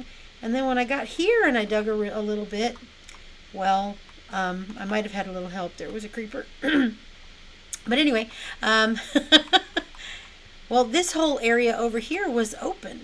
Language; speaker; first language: English; native; English